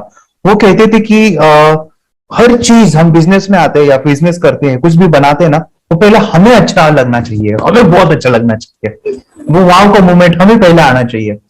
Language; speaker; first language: Hindi; native; Hindi